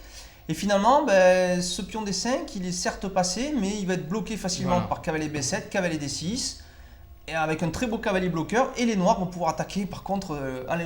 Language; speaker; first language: French; native; French